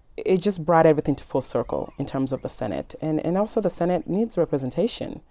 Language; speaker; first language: English; early bilingual, other home language; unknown